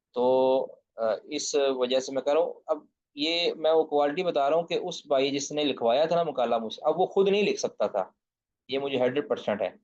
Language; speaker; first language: Urdu; non-native, local second language; Punjabi